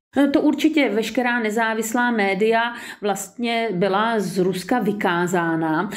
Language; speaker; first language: Czech; native; Czech